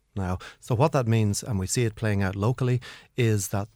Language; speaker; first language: English; native; English